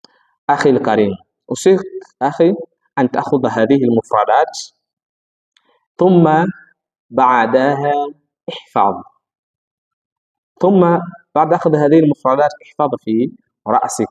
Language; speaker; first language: Arabic; non-native, fluent; Swahili